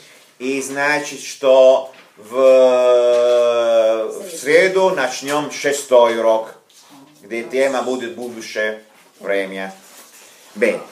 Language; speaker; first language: Russian; non-native, fluent; Italian